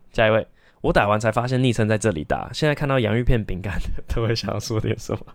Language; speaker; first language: Chinese; native; Chinese